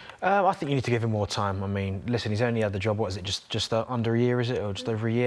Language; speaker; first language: English; native; English